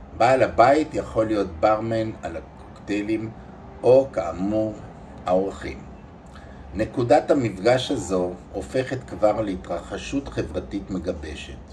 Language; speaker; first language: Hebrew; native; Hebrew